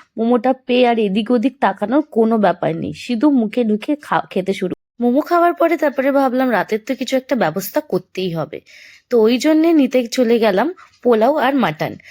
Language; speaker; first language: Bangla; non-native, local second language; Hindi